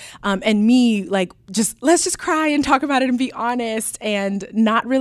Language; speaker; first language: English; early bilingual, other home language; Spanish